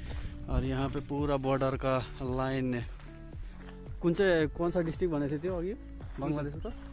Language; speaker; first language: Hindi; non-native, local second language; Nepali